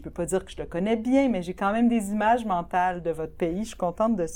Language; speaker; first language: French; native; French